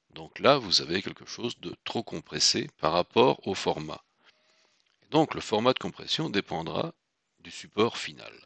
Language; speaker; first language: French; native; French